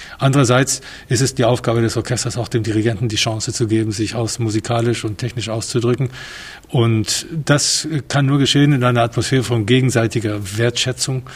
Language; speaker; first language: German; non-native, fluent; Spanish